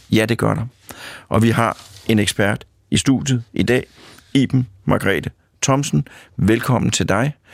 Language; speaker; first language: Danish; native; Danish